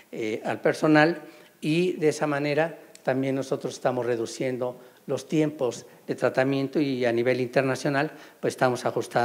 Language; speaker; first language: Spanish; native; Spanish